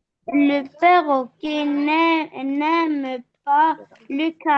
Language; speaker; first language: French; non-native, learner; Arabic